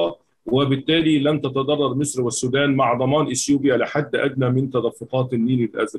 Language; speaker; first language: Arabic; native; Arabic